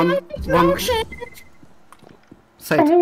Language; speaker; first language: English; non-native, learner; Russian